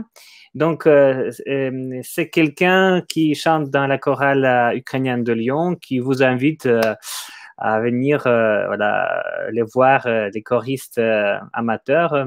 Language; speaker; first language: French; non-native, fluent; Ukrainian